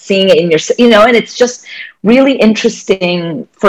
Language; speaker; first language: English; native; English